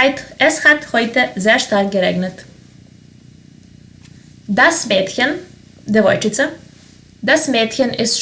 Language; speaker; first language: German; non-native, fluent; Serbian